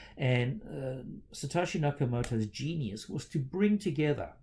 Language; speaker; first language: English; native; English